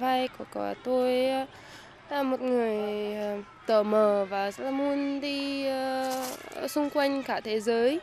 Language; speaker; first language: Vietnamese; non-native, fluent; Russian